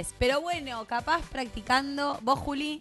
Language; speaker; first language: Spanish; native; Spanish